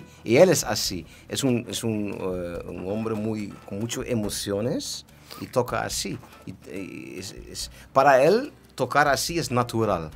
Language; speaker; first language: Spanish; non-native, learner; Dutch